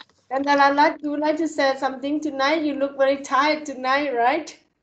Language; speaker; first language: English; non-native, fluent; Thai